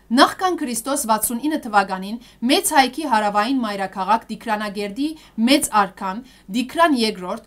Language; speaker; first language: Armenian; early bilingual, heritage; Armenian